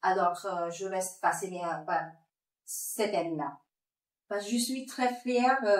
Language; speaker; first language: French; non-native, fluent; Filipino